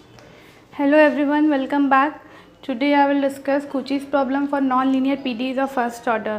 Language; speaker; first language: English; non-native, local second language; Hindi